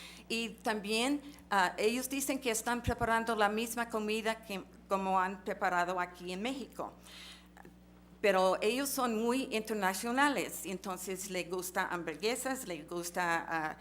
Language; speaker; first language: Spanish; non-native, fluent; English